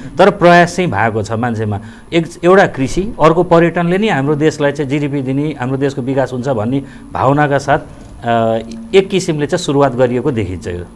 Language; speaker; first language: Nepali; native; Nepali